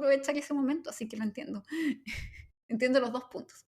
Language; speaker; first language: Spanish; native; Spanish